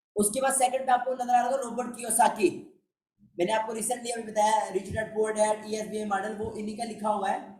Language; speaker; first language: Urdu; non-native, local second language; Punjabi